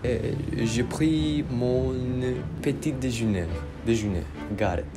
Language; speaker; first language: French; non-native, learner; Russian